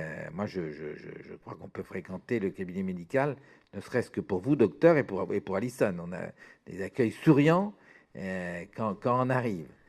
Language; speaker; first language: French; native; French